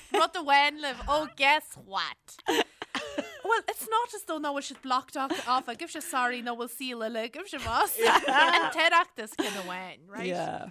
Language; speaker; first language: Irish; native; Irish